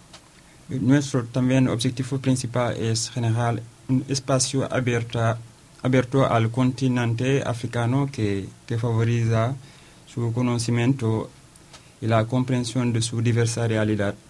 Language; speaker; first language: Spanish; non-native, learner; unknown